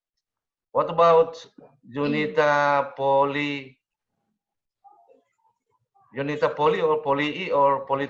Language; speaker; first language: English; non-native, learner; Indonesian